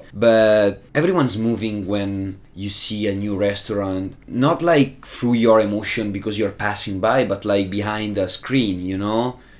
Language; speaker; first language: English; non-native, fluent; Italian